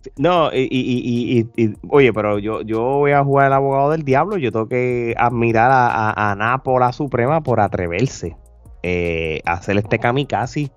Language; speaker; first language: Spanish; native; Spanish